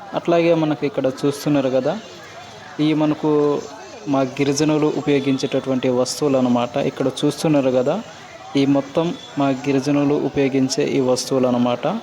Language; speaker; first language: Telugu; non-native, local second language; Koya